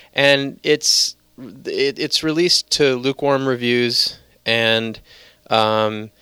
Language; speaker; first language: English; native; English